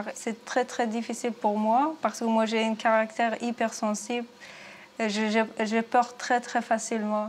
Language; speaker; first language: French; non-native, learner; Persian